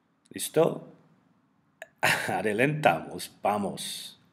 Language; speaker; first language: Spanish; non-native, fluent; English